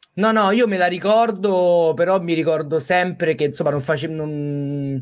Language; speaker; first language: Italian; native; Italian